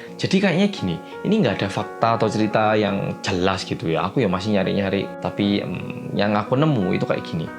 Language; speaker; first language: Indonesian; early bilingual, other home language; Korean